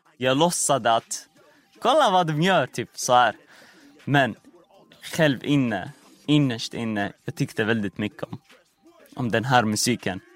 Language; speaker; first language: Swedish; non-native, fluent; Arabic